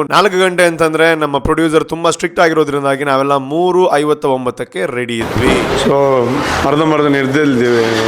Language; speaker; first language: Kannada; non-native, local second language; Tulu